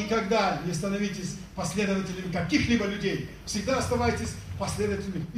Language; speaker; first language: Russian; native; Russian